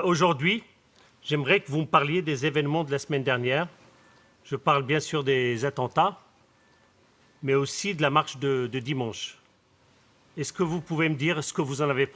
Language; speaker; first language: French; native; French